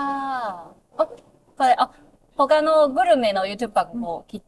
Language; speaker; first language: Japanese; non-native, fluent; Cantonese